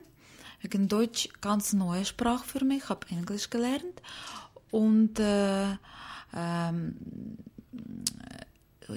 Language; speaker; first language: German; non-native, learner; Ukrainian